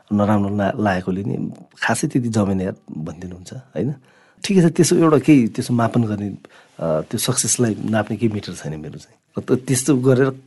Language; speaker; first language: Nepali; non-native, local second language; Sherpa